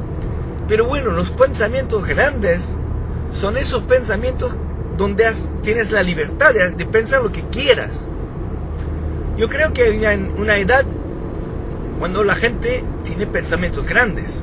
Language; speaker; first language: Spanish; non-native, fluent; French